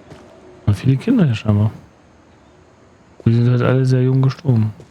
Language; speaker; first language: German; native; German